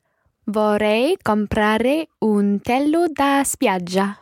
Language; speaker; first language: Italian; non-native, learner; English